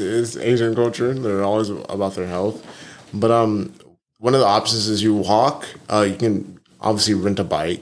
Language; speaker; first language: English; native; English